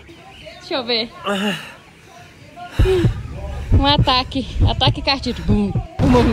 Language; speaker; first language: Portuguese; native; Portuguese